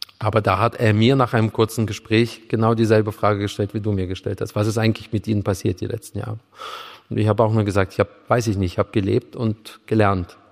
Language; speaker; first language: German; early bilingual, other home language; Russian